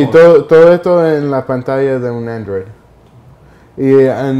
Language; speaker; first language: Spanish; early bilingual, heritage; Spanish